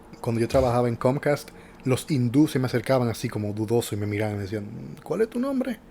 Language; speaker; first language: Spanish; native; Spanish